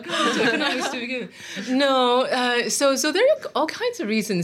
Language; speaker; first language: English; non-native, local second language; Cantonese